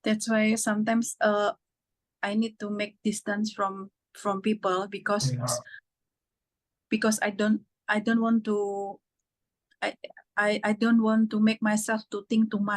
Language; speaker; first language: English; non-native, fluent; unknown